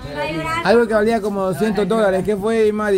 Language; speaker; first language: Spanish; native; Spanish